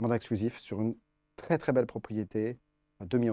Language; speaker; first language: French; native; French